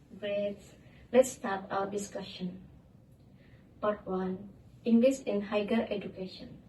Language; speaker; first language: English; non-native, learner; Indonesian